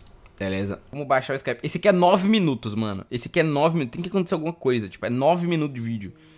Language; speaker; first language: Portuguese; native; Portuguese